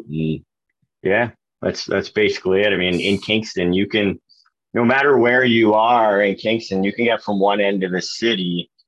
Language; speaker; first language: English; native; English